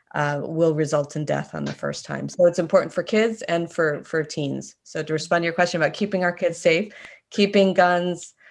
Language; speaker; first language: English; native; English